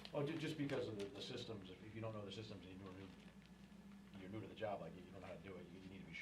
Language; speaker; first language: English; native; English